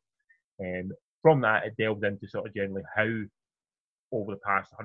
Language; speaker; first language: English; native; English